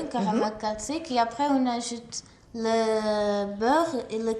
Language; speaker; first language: French; non-native, fluent; Portuguese